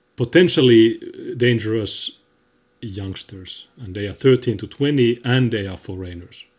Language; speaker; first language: English; non-native, fluent; Finnish